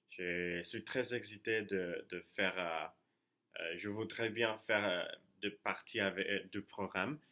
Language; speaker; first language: French; non-native, learner; Spanish